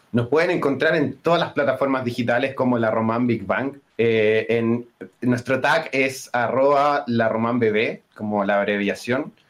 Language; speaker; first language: Spanish; native; Spanish